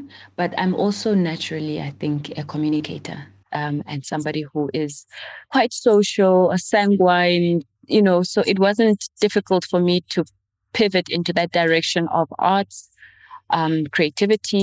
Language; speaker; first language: English; non-native, local second language; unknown